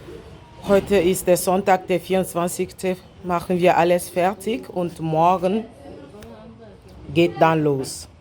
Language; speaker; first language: German; non-native, fluent; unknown